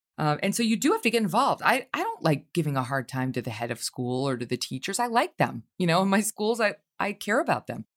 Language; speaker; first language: English; native; English